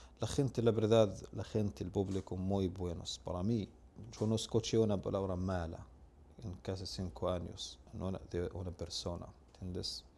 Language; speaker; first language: Spanish; non-native, learner; Arabic